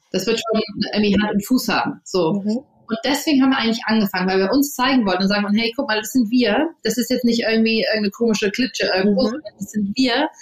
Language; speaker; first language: German; early bilingual, other home language; English